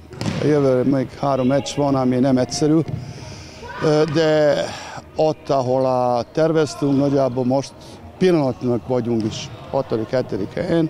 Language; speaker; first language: Hungarian; non-native, fluent; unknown